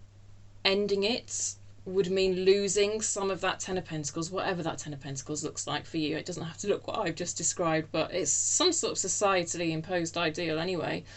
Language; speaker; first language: English; native; English